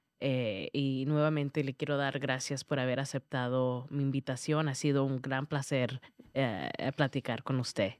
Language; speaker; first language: Spanish; early bilingual, heritage; Spanish